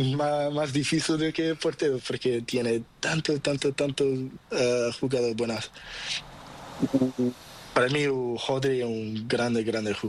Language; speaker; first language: Spanish; non-native, learner; Portuguese